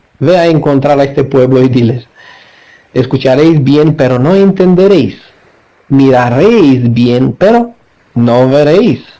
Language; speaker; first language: Spanish; non-native, fluent; Romanian